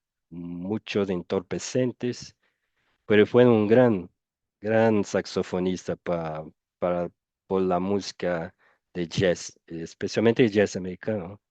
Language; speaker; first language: Spanish; non-native, fluent; Portuguese